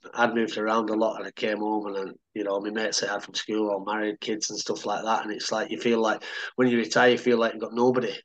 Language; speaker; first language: English; native; English